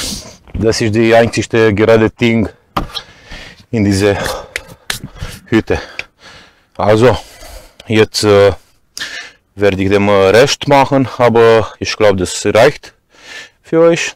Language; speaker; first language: German; non-native, fluent; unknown